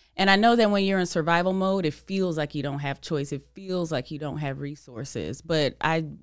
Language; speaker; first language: English; native; English